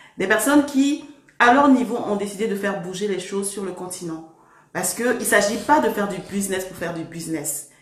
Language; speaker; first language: French; native; French